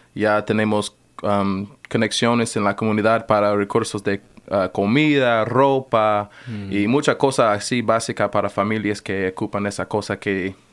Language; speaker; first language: Spanish; non-native, fluent; English